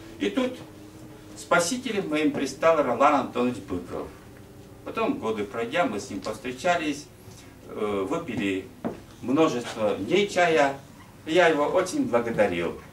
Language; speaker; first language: Russian; non-native, local second language; Udmurt